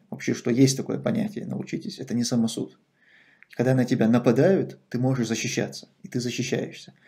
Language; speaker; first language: Russian; non-native, local second language; Chechen